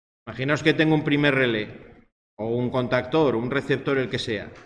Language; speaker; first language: Spanish; native; Spanish